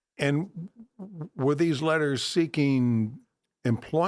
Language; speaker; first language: English; native; English